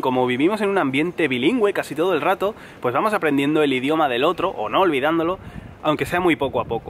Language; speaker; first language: Spanish; native; Spanish